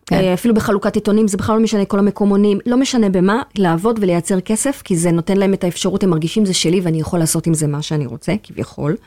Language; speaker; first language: Hebrew; native; Hebrew